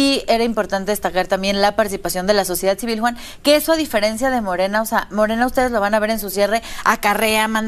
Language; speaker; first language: Spanish; native; Spanish